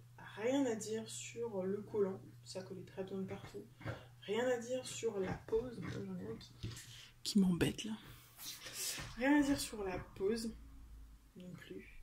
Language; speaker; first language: French; native; French